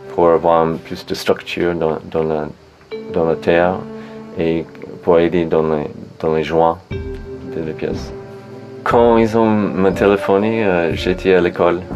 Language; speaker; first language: French; non-native, fluent; English